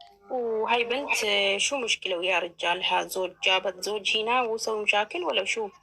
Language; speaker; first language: Arabic; non-native, learner; Oromo